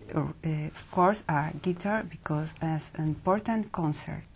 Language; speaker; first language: English; non-native, learner; Spanish